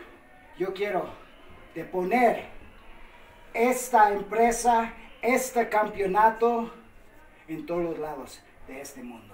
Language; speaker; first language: Spanish; non-native, fluent; English